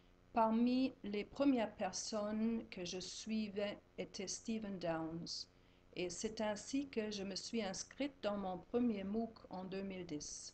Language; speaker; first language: French; non-native, fluent; German